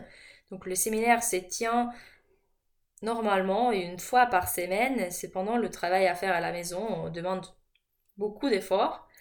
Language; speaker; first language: French; non-native, fluent; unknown